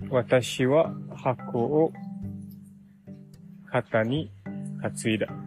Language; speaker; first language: Japanese; non-native, learner; English